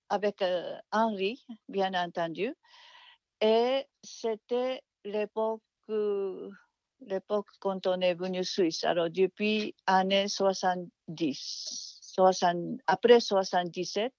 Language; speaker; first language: French; non-native, fluent; Japanese